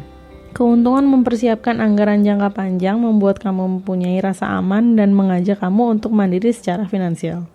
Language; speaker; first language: Indonesian; native; Indonesian